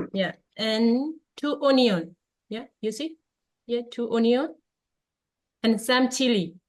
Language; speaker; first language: English; non-native, learner; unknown